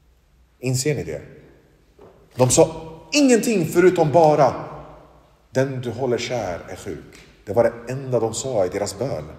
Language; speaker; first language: Swedish; non-native, local second language; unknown